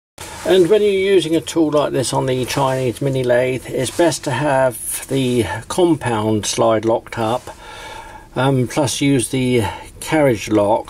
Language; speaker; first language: English; native; English